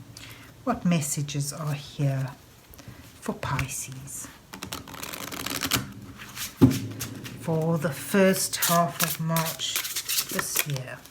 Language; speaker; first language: English; native; English